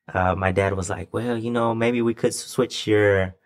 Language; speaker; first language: English; native; English